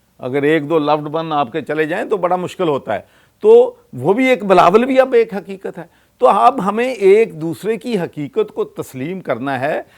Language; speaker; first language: Urdu; non-native, local second language; Punjabi